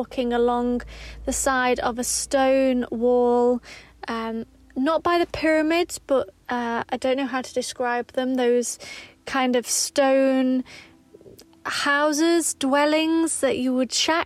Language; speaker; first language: English; native; English